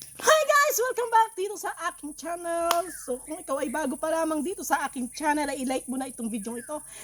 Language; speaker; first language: Filipino; native; Filipino